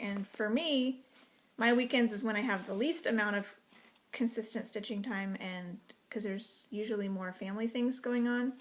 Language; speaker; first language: English; native; English